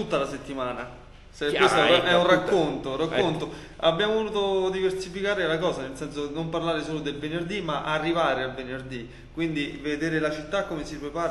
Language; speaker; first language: Italian; native; Italian